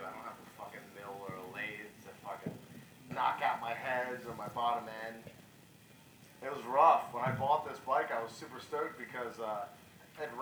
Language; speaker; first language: English; native; English